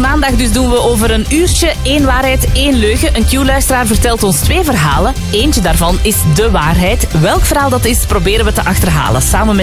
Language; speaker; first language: Dutch; native; Dutch